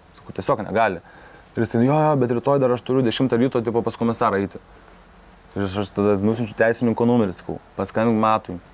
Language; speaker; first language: Lithuanian; native; Lithuanian